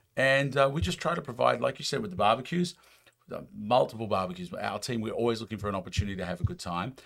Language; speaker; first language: English; native; English